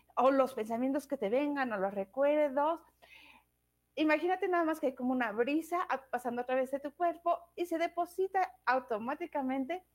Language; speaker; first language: Spanish; native; Spanish